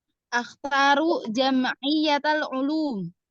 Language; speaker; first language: Arabic; non-native, learner; Indonesian